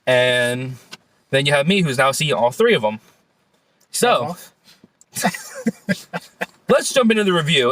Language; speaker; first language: English; native; English